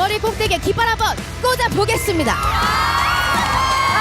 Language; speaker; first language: Korean; native; Korean